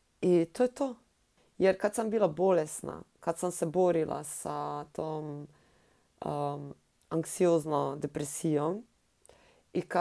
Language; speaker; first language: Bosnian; non-native, learner; Slovenian